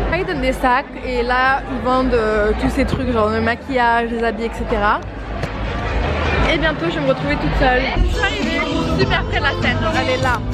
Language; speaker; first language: French; native; French